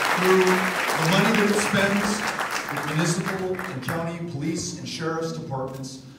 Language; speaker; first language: English; native; English